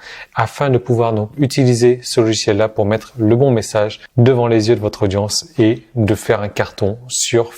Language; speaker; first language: French; native; French